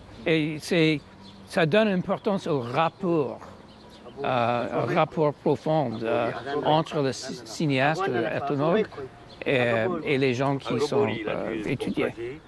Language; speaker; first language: French; non-native, fluent; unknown